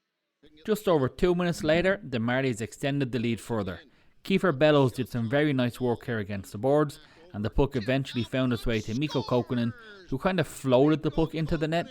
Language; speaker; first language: English; native; English